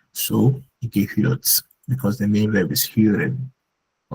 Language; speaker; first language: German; non-native, fluent; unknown